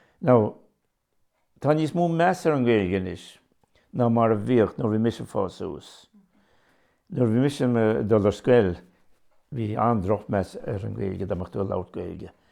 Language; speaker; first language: Irish; native; Irish